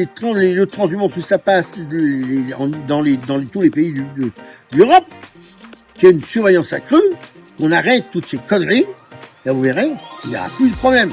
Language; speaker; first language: French; native; French